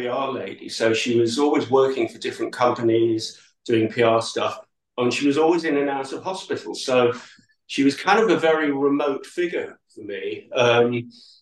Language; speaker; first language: English; native; English